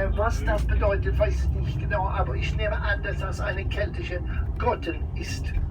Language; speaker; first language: German; non-native, fluent; English